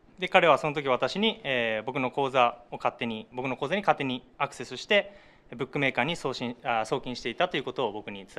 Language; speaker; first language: Japanese; native; Japanese